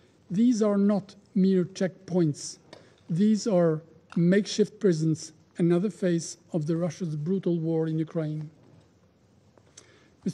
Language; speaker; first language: English; non-native, fluent; Albanian